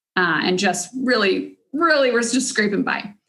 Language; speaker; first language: English; native; English